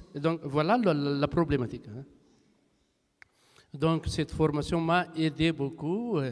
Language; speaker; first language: French; non-native, local second language; Malagasy